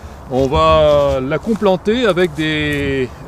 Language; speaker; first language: French; native; French